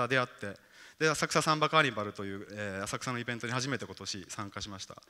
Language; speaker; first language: Japanese; native; Japanese